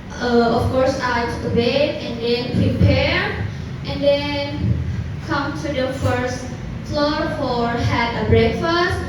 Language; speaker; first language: English; non-native, learner; Indonesian